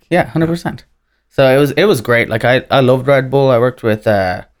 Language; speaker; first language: English; native; English